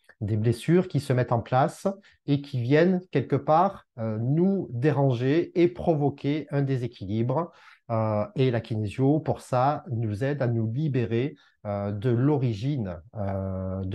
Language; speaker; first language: French; native; French